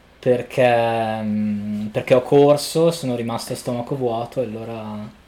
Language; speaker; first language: Italian; native; Italian